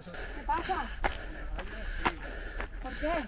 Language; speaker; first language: Spanish; non-native, local second language; Catalan